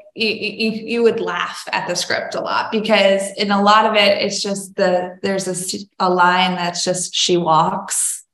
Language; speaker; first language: English; native; English